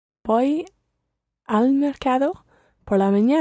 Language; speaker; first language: Spanish; non-native, learner; English